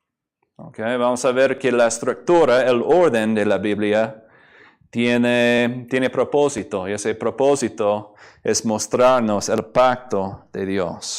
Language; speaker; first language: Spanish; non-native, fluent; English